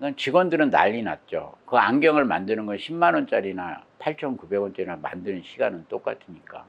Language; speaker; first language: Korean; native; Korean